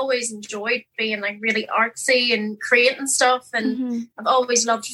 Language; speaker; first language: English; native; English